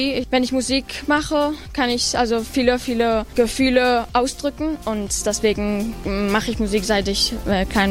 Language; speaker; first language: German; early bilingual, heritage; Spanish